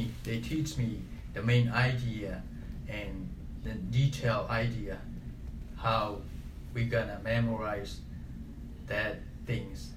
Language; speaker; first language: English; non-native, learner; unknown